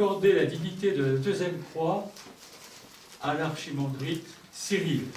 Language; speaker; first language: French; native; French